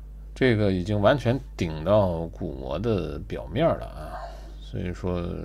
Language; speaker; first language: Chinese; native; Chinese